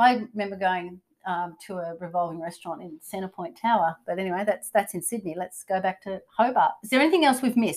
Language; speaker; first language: English; native; English